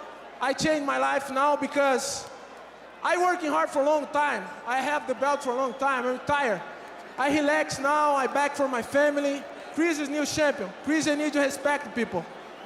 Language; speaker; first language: English; non-native, learner; Portuguese